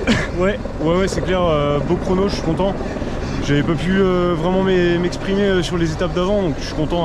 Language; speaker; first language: French; native; French